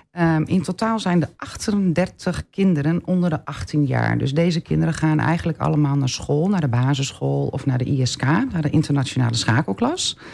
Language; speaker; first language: Dutch; native; Dutch